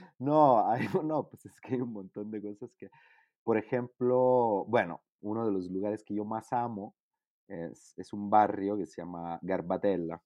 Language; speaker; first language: Spanish; non-native, fluent; Italian